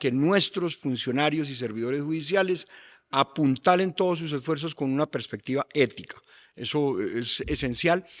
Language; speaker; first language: Spanish; native; Spanish